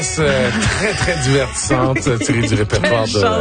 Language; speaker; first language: French; native; French